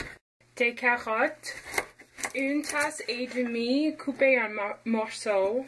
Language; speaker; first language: French; non-native, fluent; English